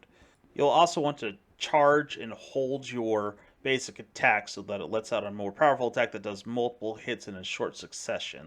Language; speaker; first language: English; native; English